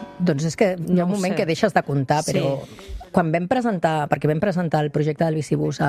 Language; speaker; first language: Catalan; native; Catalan